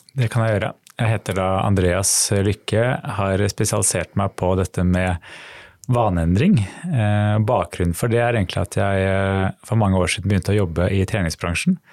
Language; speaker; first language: Norwegian; native; Norwegian